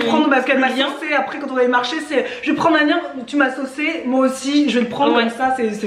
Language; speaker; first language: French; native; French